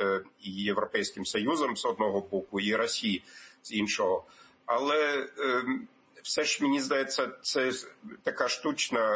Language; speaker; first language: Ukrainian; non-native, fluent; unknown